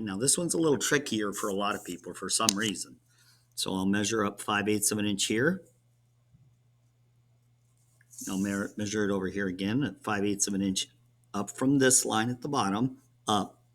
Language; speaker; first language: English; native; English